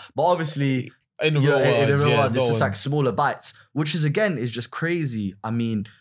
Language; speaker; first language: English; native; English